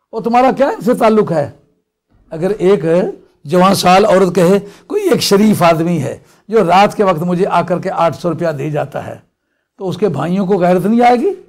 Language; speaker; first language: Urdu; non-native, local second language; Punjabi